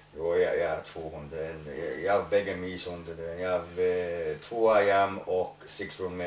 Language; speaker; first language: Swedish; non-native, learner; English